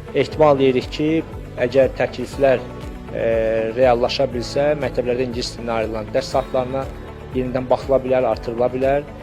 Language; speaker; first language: Azerbaijani; native; Azerbaijani